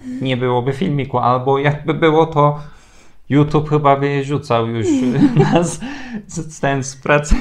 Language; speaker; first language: Polish; non-native, fluent; Turkish